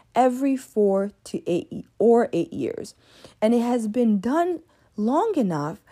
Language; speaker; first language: English; early bilingual, other home language; French